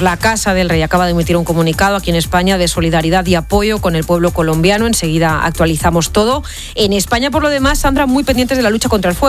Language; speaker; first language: Spanish; native; Spanish